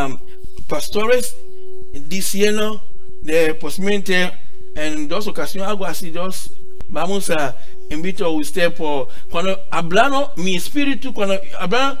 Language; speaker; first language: Spanish; non-native, learner; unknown